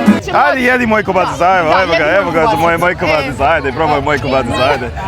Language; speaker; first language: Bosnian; non-native, learner; English